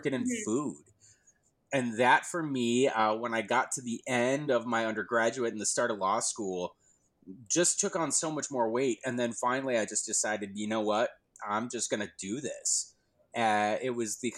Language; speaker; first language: English; native; English